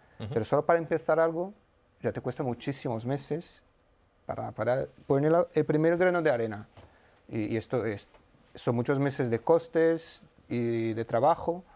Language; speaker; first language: Spanish; non-native, fluent; Portuguese